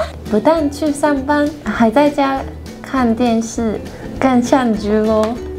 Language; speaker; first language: Chinese; non-native, fluent; Japanese